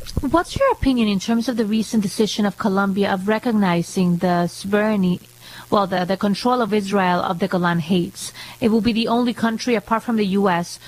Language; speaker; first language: English; non-native, fluent; Spanish